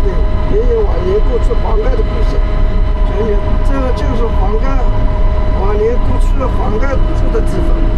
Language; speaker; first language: Chinese; native; Chinese